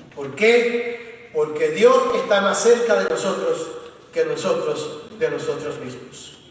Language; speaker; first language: Spanish; native; Spanish